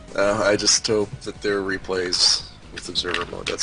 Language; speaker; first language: English; native; English